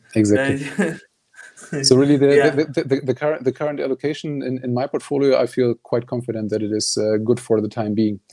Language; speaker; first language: English; non-native, fluent; German